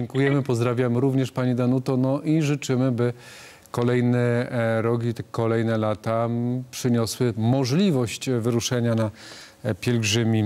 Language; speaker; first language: Polish; native; Polish